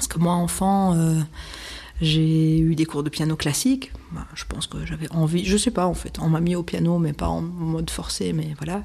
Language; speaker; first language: French; native; French